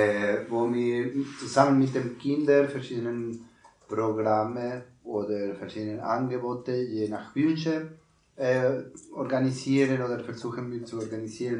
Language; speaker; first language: German; non-native, learner; Spanish